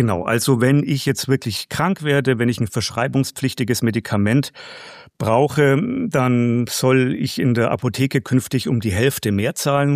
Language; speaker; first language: German; native; German